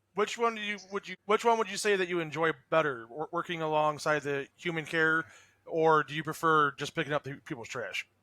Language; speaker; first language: English; native; English